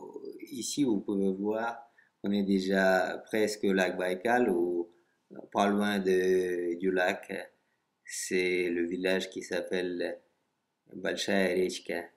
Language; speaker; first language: French; non-native, fluent; Russian